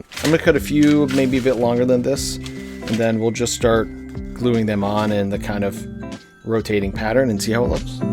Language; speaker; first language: English; native; English